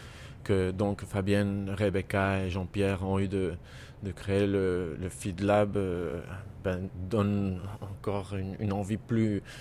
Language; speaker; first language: French; non-native, fluent; Spanish